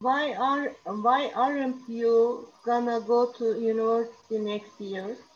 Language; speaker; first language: English; non-native, learner; Turkish